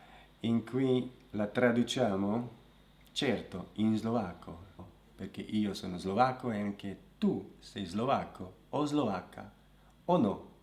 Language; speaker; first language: Italian; non-native, fluent; Slovak